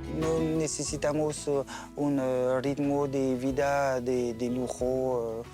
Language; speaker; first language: Spanish; non-native, learner; French